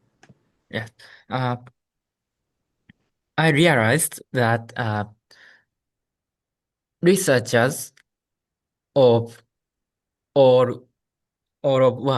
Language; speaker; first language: English; non-native, learner; Japanese